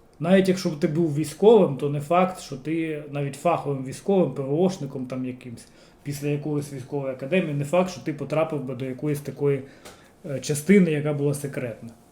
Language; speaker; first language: Ukrainian; non-native, local second language; Russian